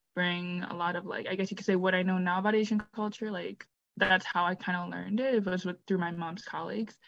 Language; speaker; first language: English; native; English